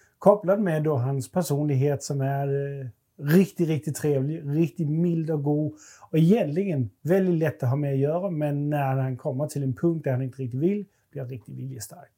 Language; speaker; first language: Swedish; non-native, fluent; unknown